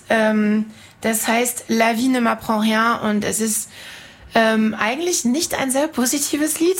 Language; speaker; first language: German; non-native, fluent; French